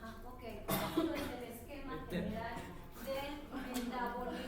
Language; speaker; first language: Spanish; native; Spanish